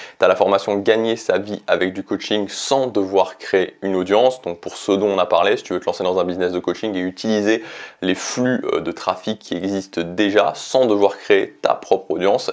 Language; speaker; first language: French; native; French